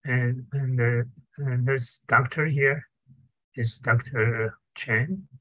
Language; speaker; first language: English; non-native, fluent; Chinese